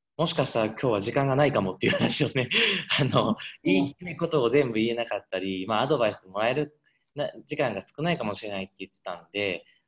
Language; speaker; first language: Japanese; native; Japanese